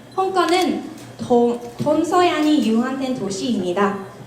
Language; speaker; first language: Korean; non-native, fluent; Japanese